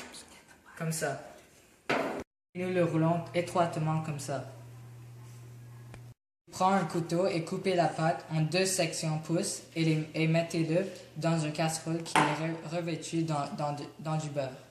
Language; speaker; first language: French; non-native, learner; English